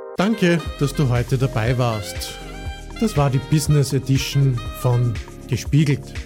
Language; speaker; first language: German; native; German